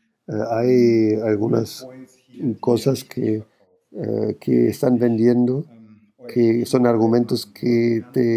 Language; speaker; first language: Spanish; non-native, fluent; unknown